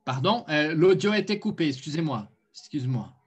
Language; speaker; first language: French; non-native, fluent; Portuguese